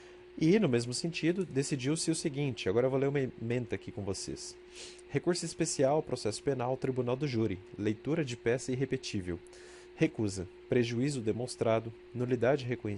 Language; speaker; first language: Portuguese; native; Portuguese